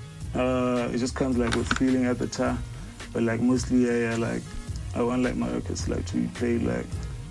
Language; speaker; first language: English; non-native, local second language; Tswana